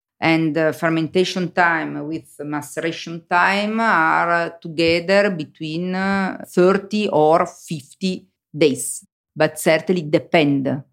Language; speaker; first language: English; non-native, learner; Italian